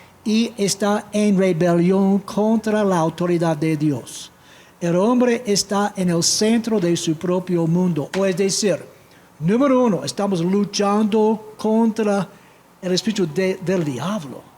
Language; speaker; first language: Spanish; non-native, fluent; English